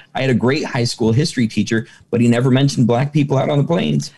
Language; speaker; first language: English; native; English